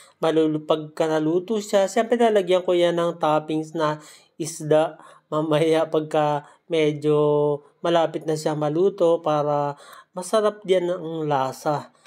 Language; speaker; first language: Filipino; non-native, local second language; Hiligaynon